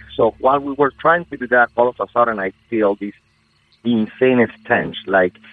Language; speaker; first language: English; non-native, fluent; Spanish